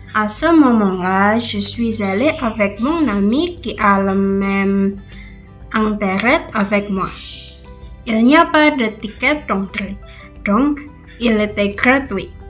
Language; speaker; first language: French; non-native, learner; Indonesian